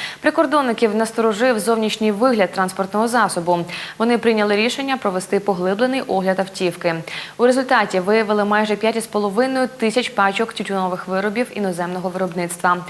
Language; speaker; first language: Ukrainian; native; Ukrainian